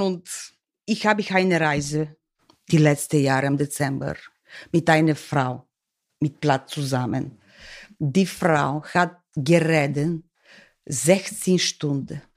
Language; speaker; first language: German; non-native, learner; Bulgarian